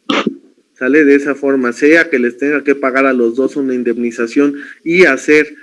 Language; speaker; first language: Spanish; native; Spanish